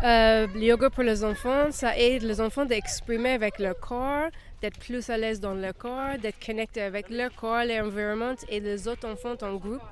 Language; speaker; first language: French; non-native, fluent; English